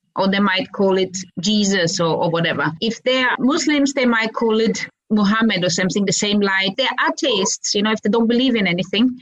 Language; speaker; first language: English; early bilingual, other home language; Croatian